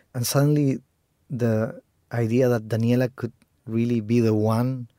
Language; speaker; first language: English; non-native, fluent; Spanish